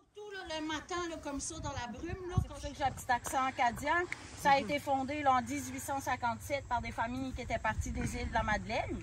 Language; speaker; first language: French; native; French